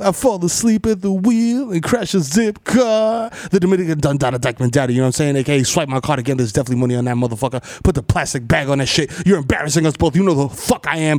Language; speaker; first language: English; early bilingual, other home language; Spanish